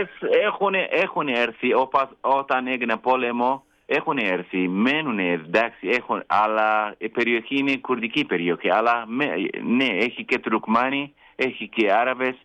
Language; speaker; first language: Greek; non-native, learner; Kurdish